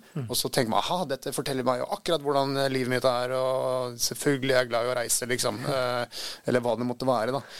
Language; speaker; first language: Norwegian; early bilingual, other home language; Swedish